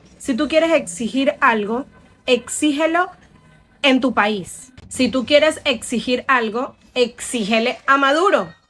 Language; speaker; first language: Spanish; native; Spanish